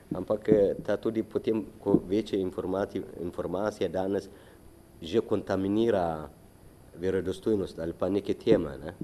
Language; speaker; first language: Slovenian; non-native, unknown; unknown